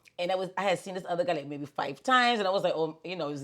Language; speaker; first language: English; native; English